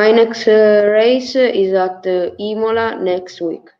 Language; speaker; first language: English; non-native, learner; Italian